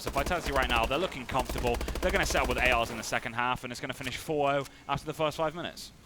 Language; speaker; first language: English; native; English